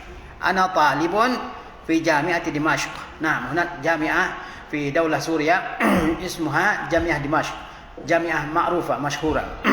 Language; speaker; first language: Arabic; non-native, fluent; Indonesian